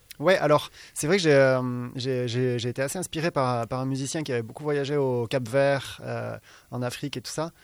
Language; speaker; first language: French; native; French